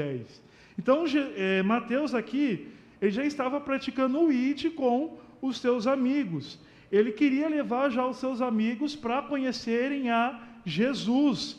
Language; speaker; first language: Portuguese; native; Portuguese